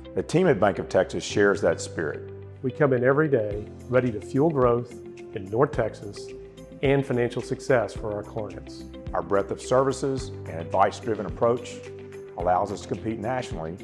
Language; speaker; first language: English; native; English